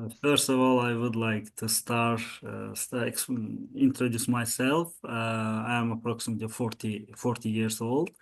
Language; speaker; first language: English; non-native, learner; Azerbaijani